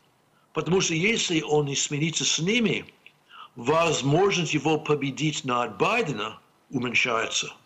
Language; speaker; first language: Ukrainian; non-native, learner; English